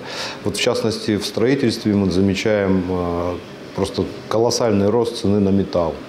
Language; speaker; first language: Russian; native; Russian